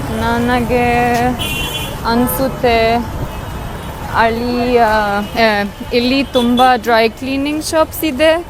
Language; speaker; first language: Kannada; non-native, learner; German